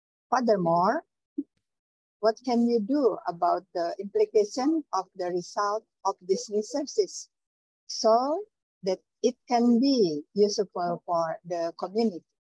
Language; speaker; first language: English; non-native, learner; Indonesian